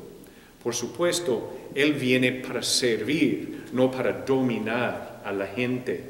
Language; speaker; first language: Spanish; non-native, fluent; English